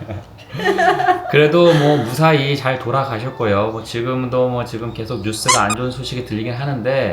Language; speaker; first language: Korean; native; Korean